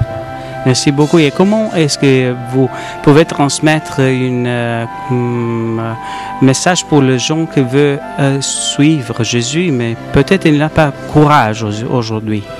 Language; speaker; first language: French; non-native, learner; Spanish